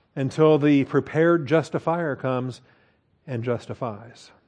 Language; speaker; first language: English; native; English